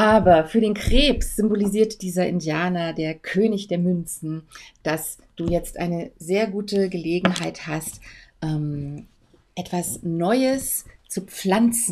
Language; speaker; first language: German; native; German